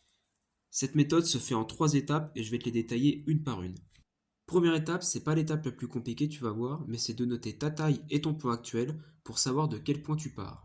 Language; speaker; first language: French; native; French